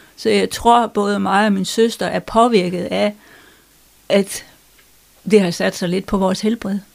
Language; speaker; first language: Danish; native; Danish